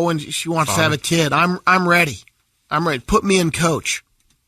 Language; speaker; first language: English; native; English